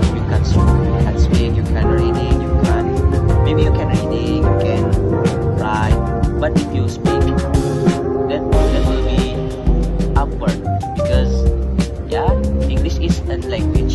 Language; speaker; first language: English; non-native, learner; Indonesian